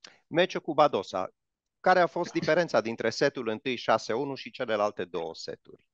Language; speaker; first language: Romanian; native; Romanian